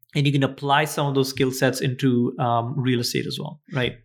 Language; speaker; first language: English; non-native, local second language; Gujarati